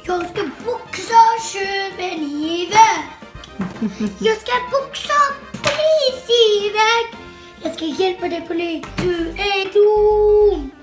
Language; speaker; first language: Swedish; early bilingual, other home language; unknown